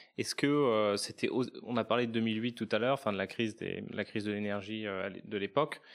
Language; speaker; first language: French; native; French